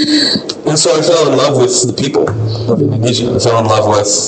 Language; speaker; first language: English; non-native, fluent; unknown